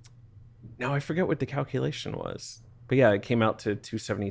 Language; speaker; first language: English; native; English